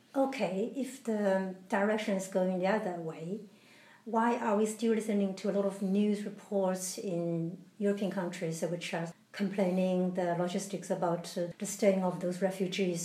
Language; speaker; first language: English; non-native, fluent; Chinese